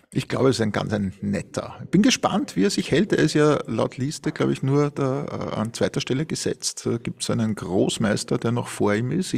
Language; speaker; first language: German; native; German